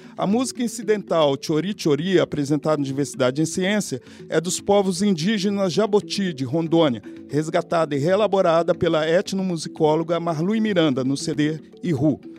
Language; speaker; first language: Portuguese; native; Portuguese